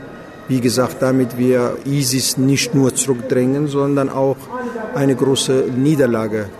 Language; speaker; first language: German; non-native, fluent; Kurdish